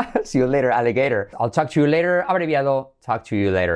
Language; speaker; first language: English; non-native, fluent; Spanish